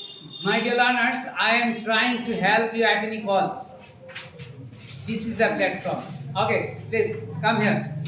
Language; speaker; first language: English; non-native, learner; Bangla